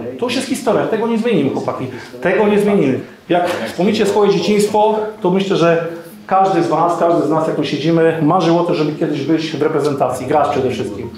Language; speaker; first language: Polish; native; Polish